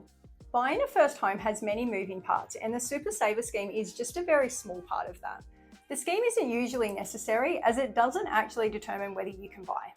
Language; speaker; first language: English; native; English